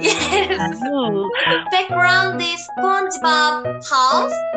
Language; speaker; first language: English; non-native, learner; Korean